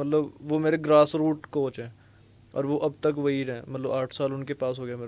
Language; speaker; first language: Hindi; non-native, local second language; Punjabi